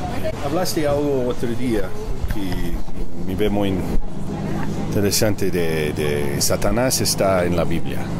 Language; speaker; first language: Spanish; early bilingual, heritage; Spanish